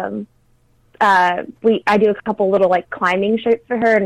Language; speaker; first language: English; native; English